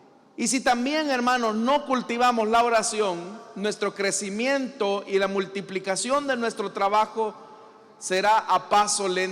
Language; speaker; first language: Spanish; native; Spanish